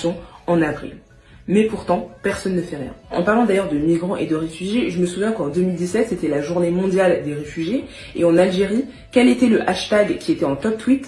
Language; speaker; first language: French; native; French